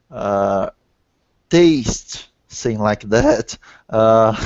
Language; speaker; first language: English; non-native, learner; Portuguese